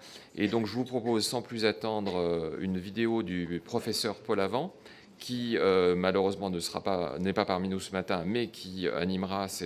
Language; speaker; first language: French; native; French